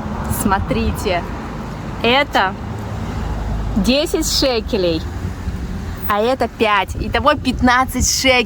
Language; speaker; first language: Russian; native; Russian